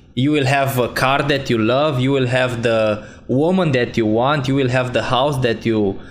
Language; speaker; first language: English; non-native, fluent; Romanian